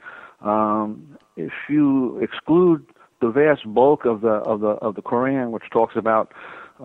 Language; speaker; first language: English; native; English